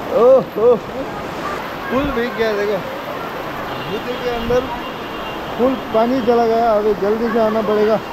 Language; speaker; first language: Hindi; non-native, local second language; Nepali